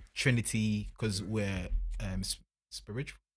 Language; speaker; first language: English; non-native, local second language; Akan